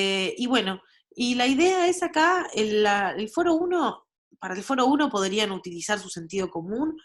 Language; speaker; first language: Spanish; native; Spanish